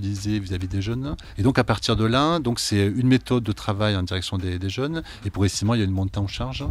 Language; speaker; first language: French; native; French